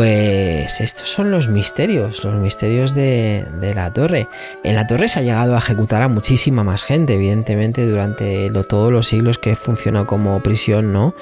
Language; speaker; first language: Spanish; native; Spanish